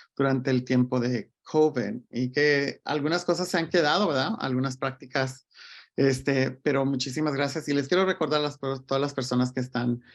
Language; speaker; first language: Spanish; early bilingual, other home language; English